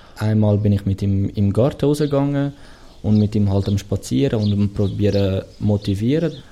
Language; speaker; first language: German; non-native, fluent; Portuguese